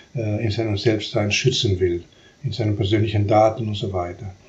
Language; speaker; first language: German; non-native, fluent; Spanish